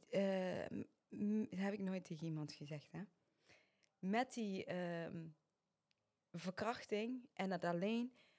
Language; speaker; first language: Dutch; early bilingual, other home language; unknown